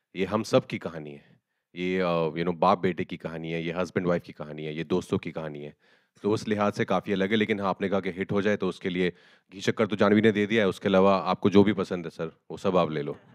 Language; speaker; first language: Hindi; native; Hindi